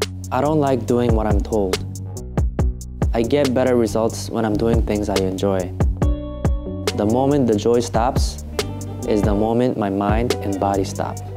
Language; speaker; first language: English; early bilingual, other home language; Korean